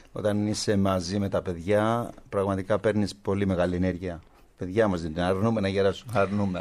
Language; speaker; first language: Greek; native; Greek